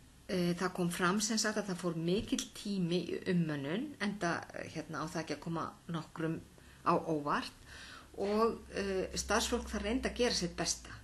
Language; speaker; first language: Icelandic; native; Icelandic